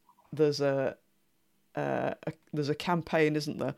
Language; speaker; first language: English; native; English